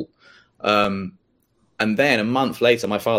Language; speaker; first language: English; native; English